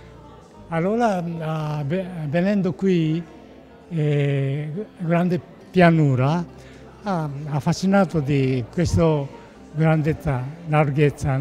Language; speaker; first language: Italian; non-native, learner; Japanese